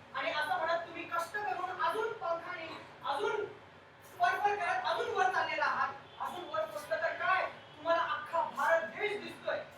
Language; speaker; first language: Marathi; non-native, local second language; Telugu